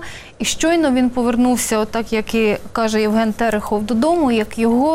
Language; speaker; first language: Ukrainian; native; Ukrainian